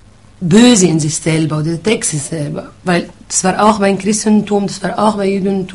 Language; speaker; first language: German; non-native, fluent; Arabic